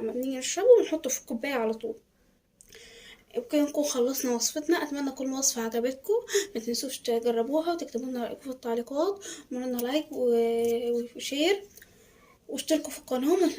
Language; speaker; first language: Arabic; native; Arabic